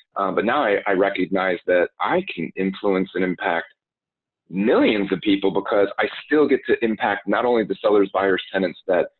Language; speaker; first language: English; native; English